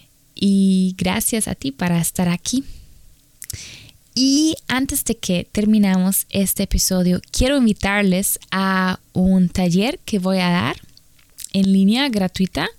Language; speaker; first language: Spanish; non-native, fluent; German